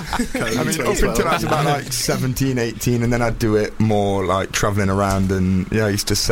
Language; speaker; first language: English; native; English